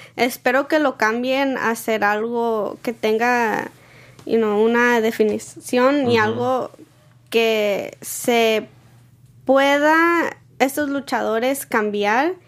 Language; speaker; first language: Spanish; early bilingual, heritage; Spanish